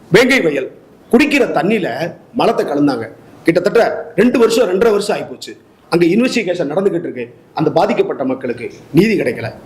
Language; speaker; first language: Tamil; native; Tamil